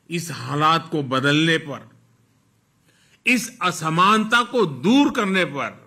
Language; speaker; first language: Hindi; non-native, local second language; Gujarati